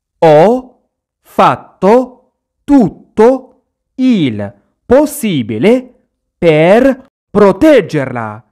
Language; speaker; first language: Italian; non-native, fluent; Arabic